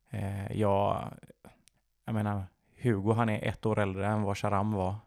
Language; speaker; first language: Swedish; native; Swedish